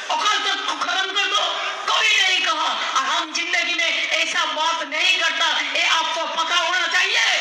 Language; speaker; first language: Hindi; non-native, local second language; Bangla